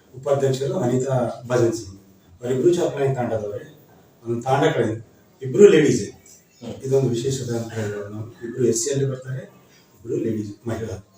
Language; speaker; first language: Kannada; non-native, local second language; Lambadi